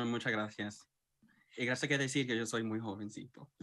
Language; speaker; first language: Spanish; early bilingual, heritage; English